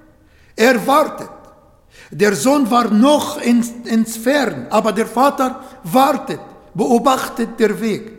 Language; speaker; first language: German; non-native, fluent; Arabic